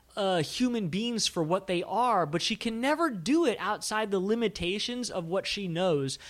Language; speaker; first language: English; native; English